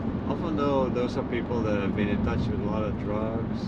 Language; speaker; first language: English; non-native, fluent; Dutch